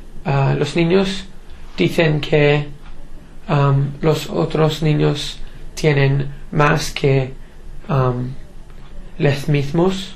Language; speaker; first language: Spanish; non-native, learner; English